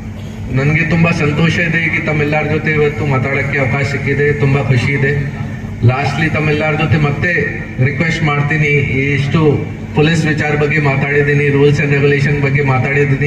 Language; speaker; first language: Kannada; non-native, fluent; Hindi